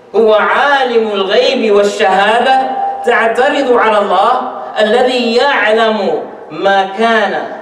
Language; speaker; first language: Arabic; non-native, fluent; English